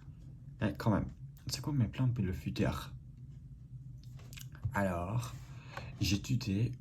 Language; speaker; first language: French; non-native, learner; English